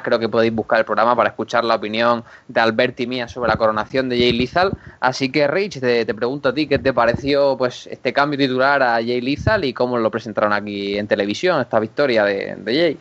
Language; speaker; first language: Spanish; native; Spanish